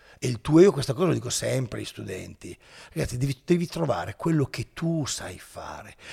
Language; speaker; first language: Italian; native; Italian